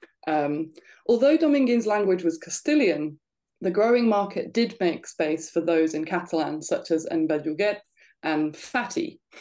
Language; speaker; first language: English; native; English